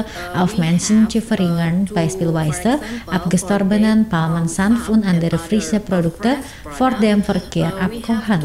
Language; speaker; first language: German; non-native, fluent; Indonesian